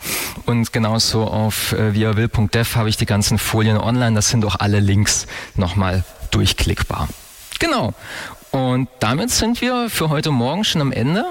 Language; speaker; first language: German; native; German